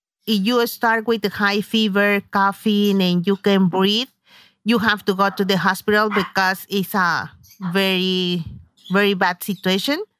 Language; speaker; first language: English; non-native, learner; Spanish